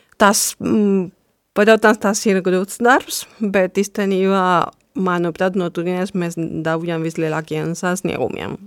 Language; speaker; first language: Latvian; non-native, fluent; Spanish